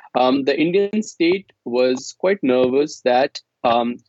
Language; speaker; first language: English; non-native, local second language; Kashmiri